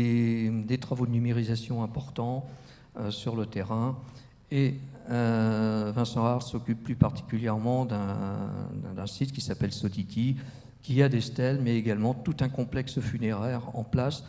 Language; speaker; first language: French; native; French